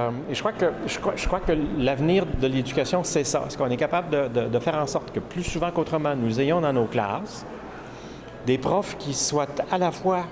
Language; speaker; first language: French; native; French